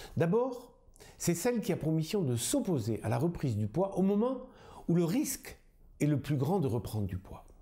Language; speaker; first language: French; native; French